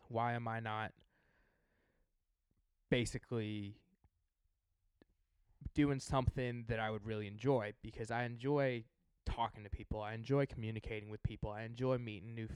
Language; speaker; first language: English; native; English